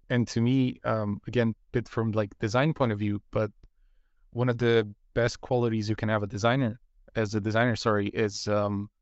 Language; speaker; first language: English; non-native, fluent; Bulgarian